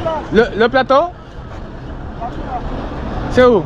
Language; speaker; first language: French; non-native, learner; English